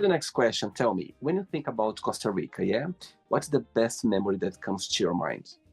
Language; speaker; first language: English; non-native, fluent; Portuguese